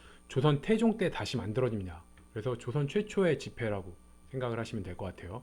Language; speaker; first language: Korean; native; Korean